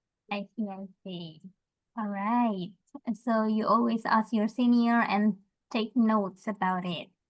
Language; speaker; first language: English; non-native, fluent; Indonesian